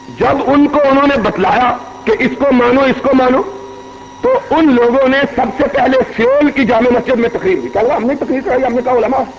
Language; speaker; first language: Urdu; non-native, local second language; Punjabi